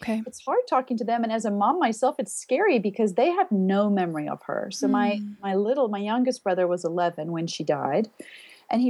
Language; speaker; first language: English; native; English